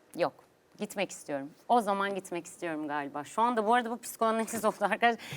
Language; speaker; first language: Turkish; native; Turkish